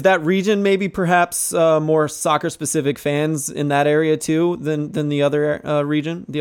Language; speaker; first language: English; native; English